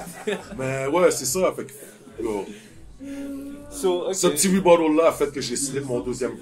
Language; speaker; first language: French; native; French